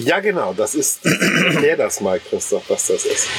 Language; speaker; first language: German; native; German